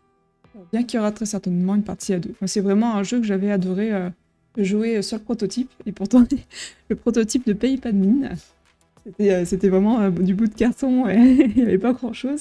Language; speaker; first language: French; native; French